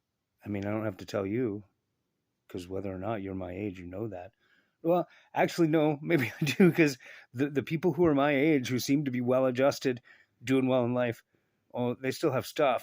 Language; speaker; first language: English; native; English